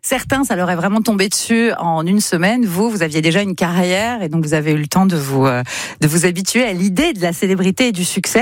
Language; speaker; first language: French; native; French